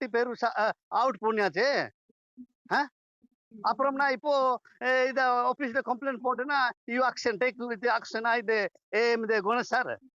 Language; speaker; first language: Tamil; non-native, learner; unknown